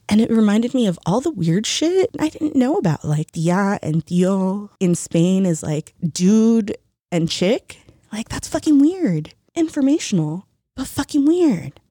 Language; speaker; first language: English; early bilingual, other home language; Spanish